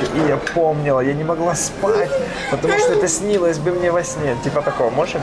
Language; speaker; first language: Russian; native; Russian